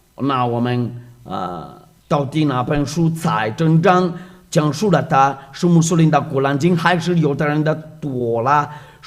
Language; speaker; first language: Chinese; non-native, fluent; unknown